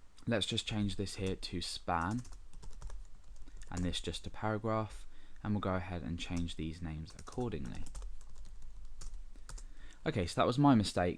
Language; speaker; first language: English; native; English